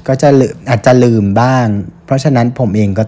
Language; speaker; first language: Thai; non-native, fluent; Vietnamese